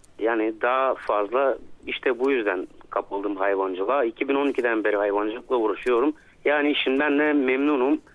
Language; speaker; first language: Turkish; native; Turkish